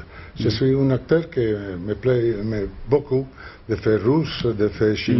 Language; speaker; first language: French; non-native, learner; Spanish